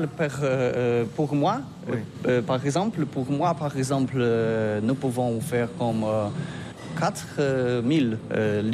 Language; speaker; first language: French; non-native, learner; Polish